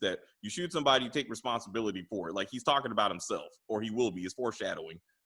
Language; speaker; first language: English; native; English